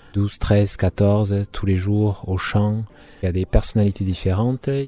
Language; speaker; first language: French; native; French